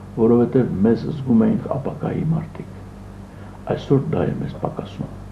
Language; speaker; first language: Armenian; early bilingual, other home language; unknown